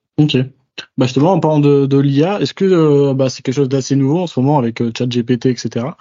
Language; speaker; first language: French; native; French